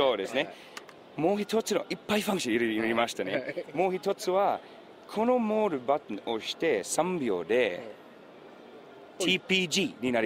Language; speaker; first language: Japanese; non-native, learner; English